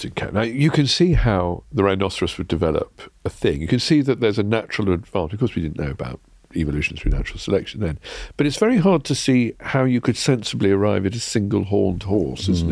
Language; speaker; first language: English; native; English